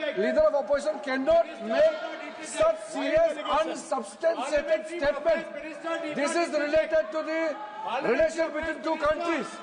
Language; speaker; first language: English; non-native, local second language; Hindi